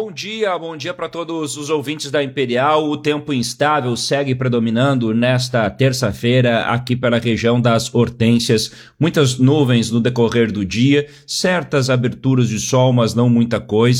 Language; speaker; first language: Portuguese; native; Portuguese